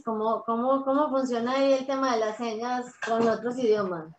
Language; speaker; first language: Spanish; native; Spanish